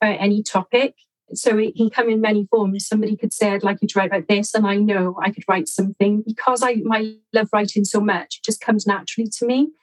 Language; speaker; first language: English; native; English